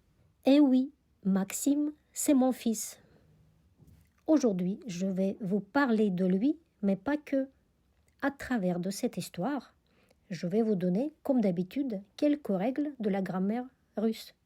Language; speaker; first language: French; non-native, fluent; Russian